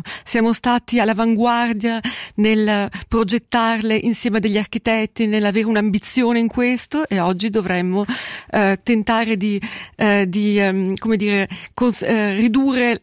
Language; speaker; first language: Italian; native; Italian